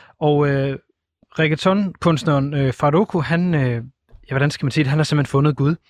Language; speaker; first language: Danish; native; Danish